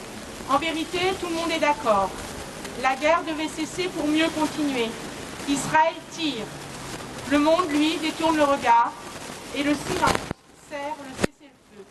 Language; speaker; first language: French; native; French